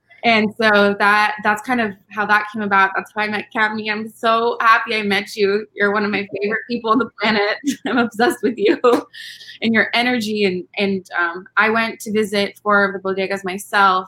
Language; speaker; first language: English; early bilingual, other home language; Spanish